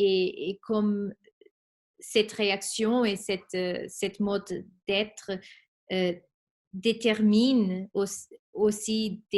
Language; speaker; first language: French; non-native, fluent; Spanish